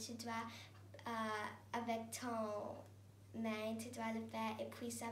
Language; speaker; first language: French; non-native, learner; English